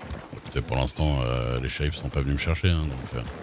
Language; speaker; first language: French; native; French